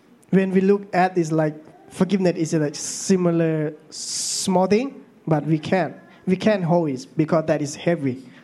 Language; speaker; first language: English; non-native, learner; Thai